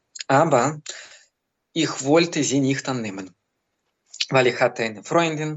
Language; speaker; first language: German; non-native, fluent; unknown